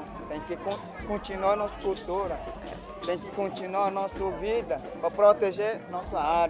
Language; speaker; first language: Portuguese; non-native, local second language; Ticuna